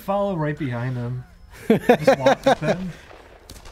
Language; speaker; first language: English; native; English